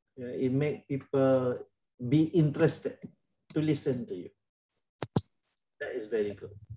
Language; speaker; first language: English; non-native, local second language; Malay